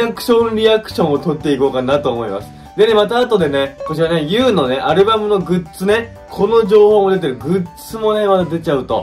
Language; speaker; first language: Japanese; native; Japanese